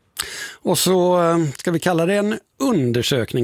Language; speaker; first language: Swedish; native; Swedish